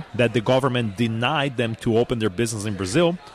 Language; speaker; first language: English; non-native, fluent; Portuguese